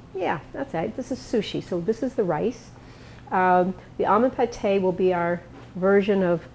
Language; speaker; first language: English; native; English